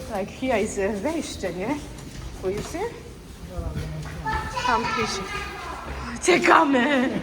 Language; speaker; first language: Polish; non-native, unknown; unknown